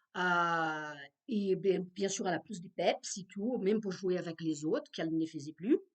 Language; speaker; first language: French; non-native, fluent; Portuguese